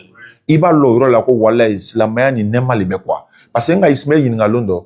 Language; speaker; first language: French; non-native, local second language; Bambara